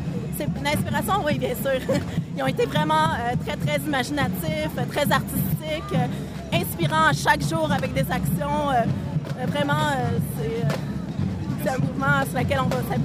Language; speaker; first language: French; native; French